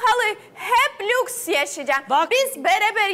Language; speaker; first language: Turkish; non-native, learner; Russian